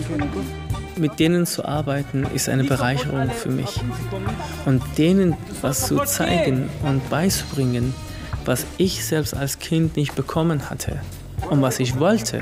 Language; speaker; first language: German; non-native, fluent; Persian